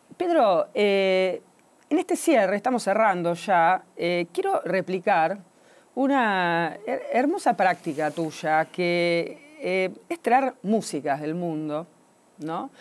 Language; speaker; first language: Spanish; native; Spanish